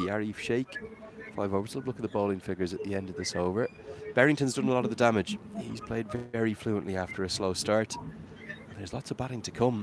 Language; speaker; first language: English; native; English